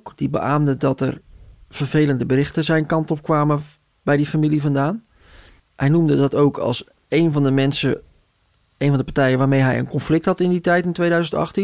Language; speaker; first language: Dutch; native; Dutch